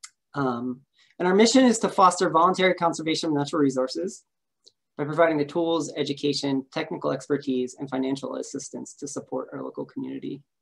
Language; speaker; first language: English; native; English